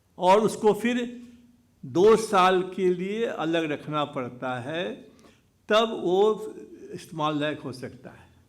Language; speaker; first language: Hindi; native; Hindi